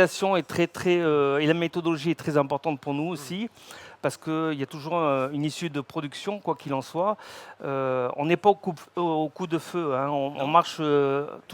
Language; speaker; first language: French; native; French